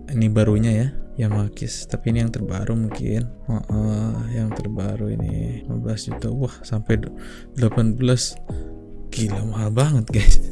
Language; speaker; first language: Indonesian; native; Indonesian